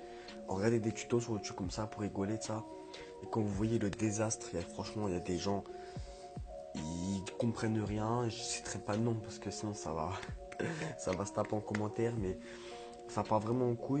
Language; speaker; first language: French; native; French